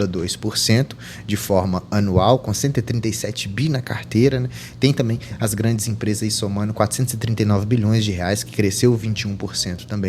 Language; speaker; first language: Portuguese; native; Portuguese